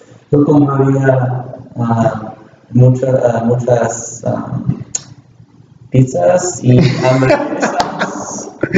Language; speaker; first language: Spanish; non-native, learner; English